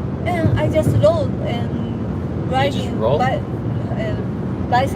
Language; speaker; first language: English; non-native, learner; Japanese